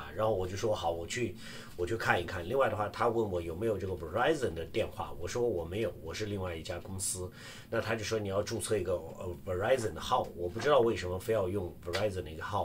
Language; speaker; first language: Chinese; native; Chinese